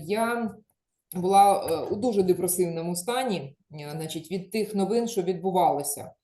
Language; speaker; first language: Ukrainian; native; Ukrainian